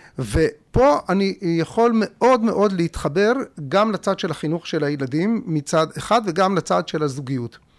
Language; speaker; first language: Hebrew; early bilingual, other home language; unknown